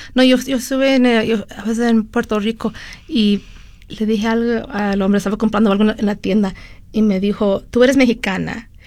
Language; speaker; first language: Spanish; early bilingual, heritage; Spanish